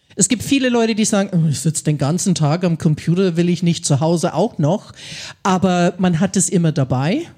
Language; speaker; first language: German; non-native, fluent; English